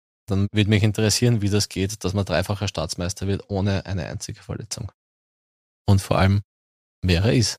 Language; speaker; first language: German; native; German